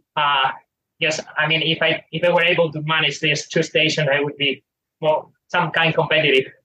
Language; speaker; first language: English; non-native, fluent; Spanish